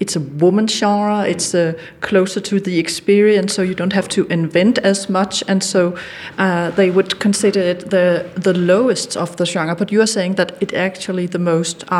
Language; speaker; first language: English; non-native, fluent; Danish